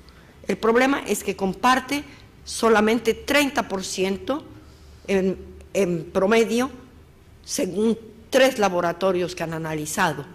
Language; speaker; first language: Spanish; non-native, fluent; French